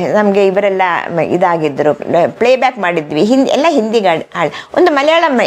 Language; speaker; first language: Kannada; non-native, local second language; Malayalam